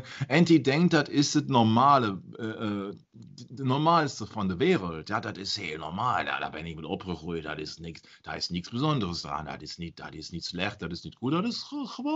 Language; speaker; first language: Dutch; non-native, learner; German